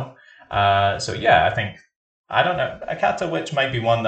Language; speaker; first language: English; native; English